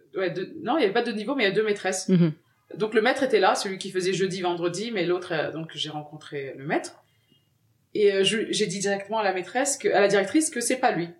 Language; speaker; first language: French; early bilingual, other home language; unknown